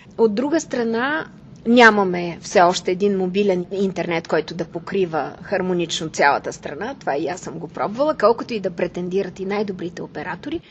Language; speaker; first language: Bulgarian; native; Bulgarian